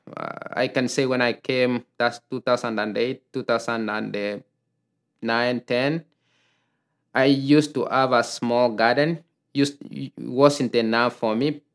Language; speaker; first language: English; non-native, local second language; Gusii